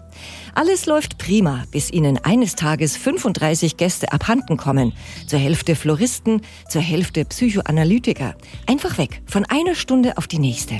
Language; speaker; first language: German; native; German